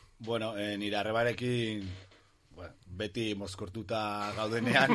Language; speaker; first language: Basque; non-native, learner; Spanish